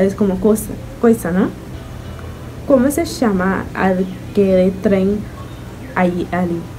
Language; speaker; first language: Portuguese; non-native, learner; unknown